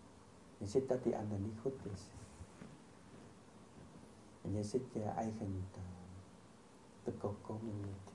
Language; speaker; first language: Dutch; non-native, fluent; Vietnamese